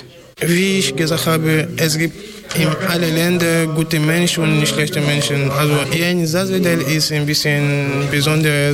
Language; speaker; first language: German; non-native, fluent; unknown